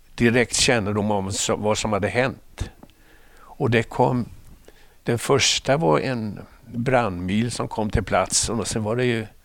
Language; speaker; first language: Swedish; native; Swedish